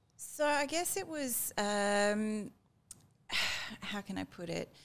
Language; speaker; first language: English; native; English